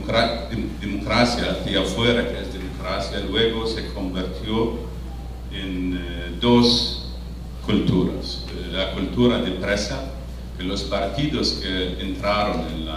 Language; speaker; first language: Spanish; non-native, fluent; Arabic